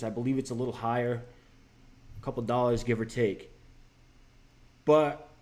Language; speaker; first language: English; native; English